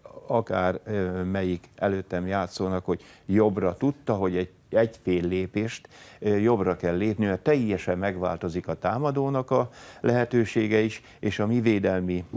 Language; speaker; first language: Hungarian; native; Hungarian